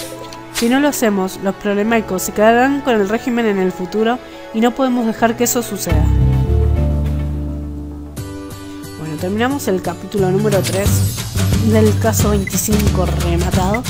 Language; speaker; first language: Spanish; native; Spanish